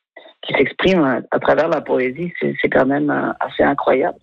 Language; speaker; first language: French; non-native, fluent; Spanish